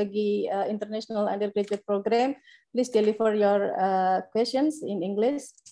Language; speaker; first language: English; non-native, fluent; Indonesian